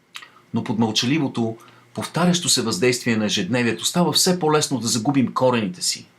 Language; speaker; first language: Bulgarian; native; Bulgarian